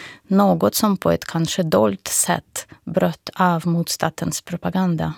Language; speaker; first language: Swedish; non-native, fluent; Russian